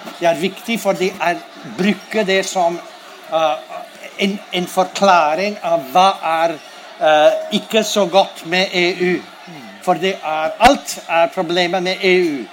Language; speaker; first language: Norwegian; non-native, learner; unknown